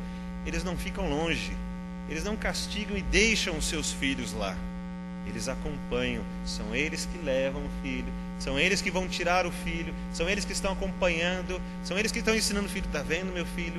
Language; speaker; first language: Portuguese; native; Portuguese